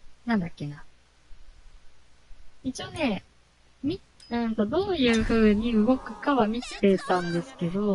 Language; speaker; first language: Japanese; native; Japanese